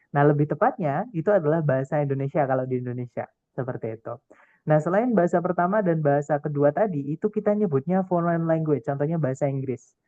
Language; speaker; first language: Indonesian; non-native, local second language; Javanese